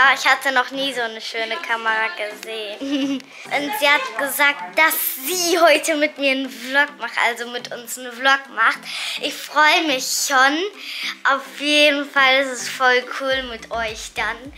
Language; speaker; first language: German; early bilingual, other home language; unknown